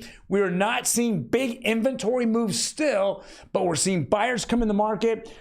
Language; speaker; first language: English; native; English